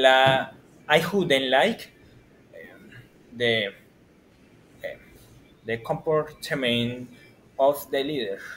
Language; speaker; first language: English; non-native, learner; Spanish